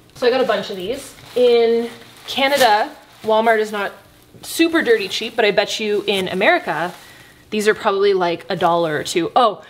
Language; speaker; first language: English; native; English